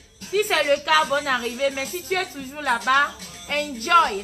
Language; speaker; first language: French; non-native, local second language; Ewe